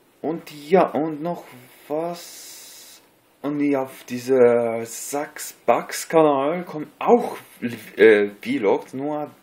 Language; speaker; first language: German; non-native, learner; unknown